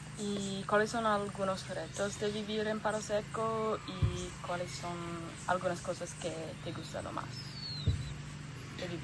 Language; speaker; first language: Spanish; non-native, learner; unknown